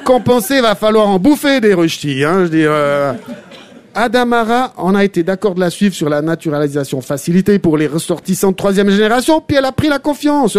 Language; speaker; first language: French; native; French